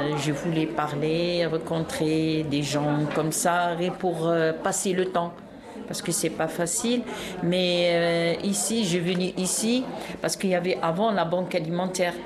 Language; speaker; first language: French; non-native, local second language; Arabic